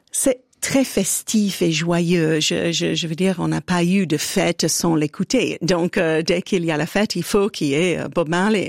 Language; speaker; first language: French; non-native, fluent; English